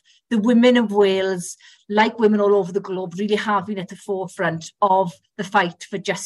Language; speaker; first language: English; native; English